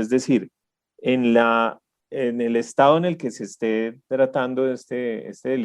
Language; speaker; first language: Spanish; native; Spanish